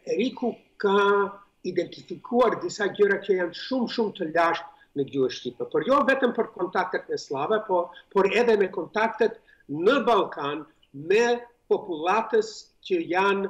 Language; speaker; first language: Albanian; non-native, fluent; English